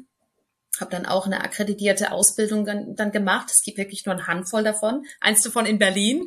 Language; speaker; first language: German; non-native, fluent; English